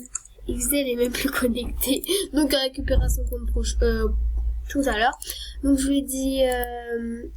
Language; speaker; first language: French; native; French